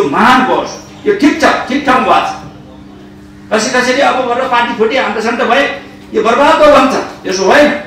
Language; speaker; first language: Nepali; native; Nepali